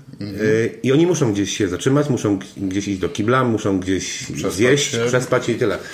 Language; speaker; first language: Polish; native; Polish